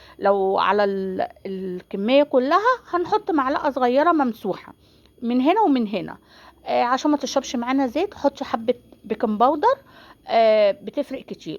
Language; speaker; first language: Arabic; native; Arabic